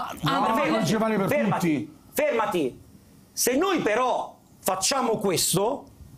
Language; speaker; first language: Italian; native; Italian